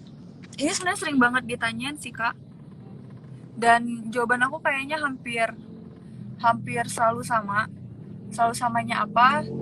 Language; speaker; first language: Indonesian; native; Indonesian